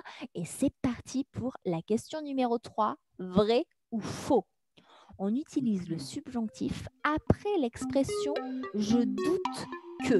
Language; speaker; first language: French; native; French